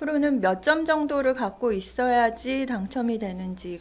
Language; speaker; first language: Korean; native; Korean